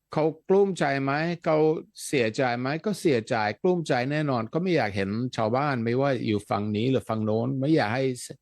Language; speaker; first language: Thai; non-native, fluent; Dutch